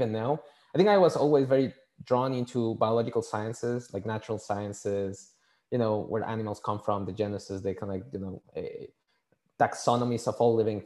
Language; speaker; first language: English; non-native, fluent; Spanish